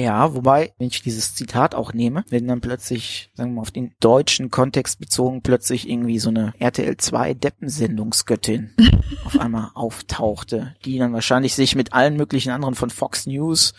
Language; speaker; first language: German; native; German